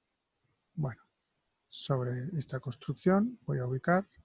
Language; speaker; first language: Spanish; native; Spanish